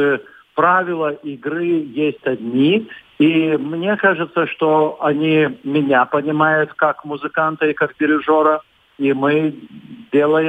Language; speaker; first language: Russian; non-native, fluent; Lithuanian